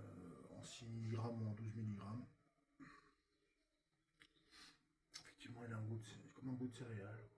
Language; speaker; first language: French; native; French